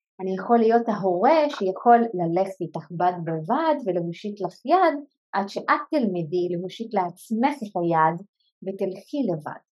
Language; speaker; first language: Hebrew; non-native, local second language; Arabic